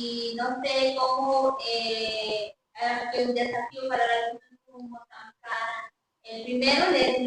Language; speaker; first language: Portuguese; non-native, local second language; Spanish